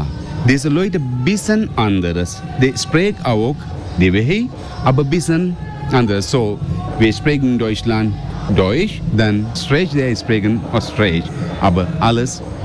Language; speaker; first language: German; non-native, learner; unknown